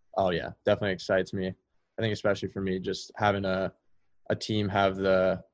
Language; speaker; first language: English; native; English